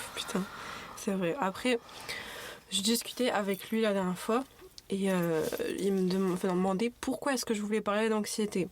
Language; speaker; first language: French; native; French